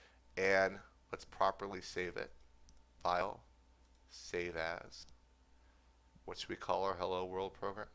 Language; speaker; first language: English; native; English